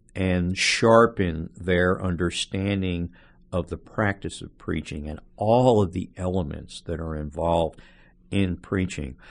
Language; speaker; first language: English; native; English